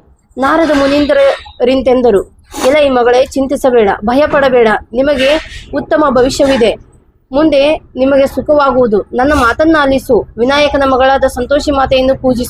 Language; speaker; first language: Kannada; native; Kannada